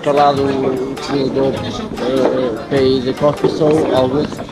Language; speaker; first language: English; non-native, learner; Portuguese